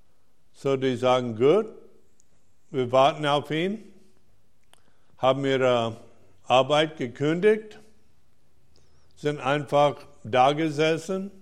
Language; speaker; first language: German; non-native, fluent; English